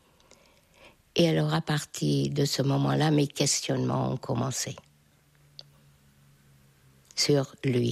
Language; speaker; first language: French; non-native, fluent; Hungarian